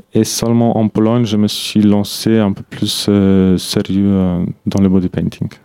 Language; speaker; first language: French; non-native, fluent; Polish